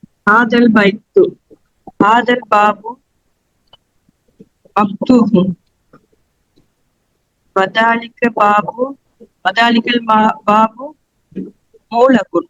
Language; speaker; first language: Arabic; non-native, learner; Tamil